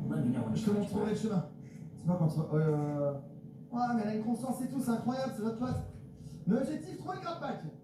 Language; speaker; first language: French; native; French